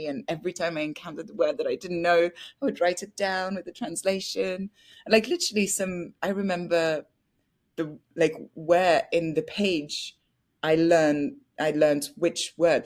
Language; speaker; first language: English; non-native, fluent; French